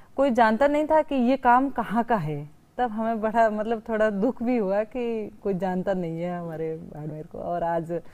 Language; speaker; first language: Hindi; native; Hindi